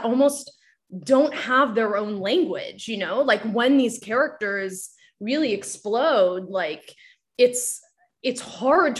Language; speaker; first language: English; non-native, fluent; Japanese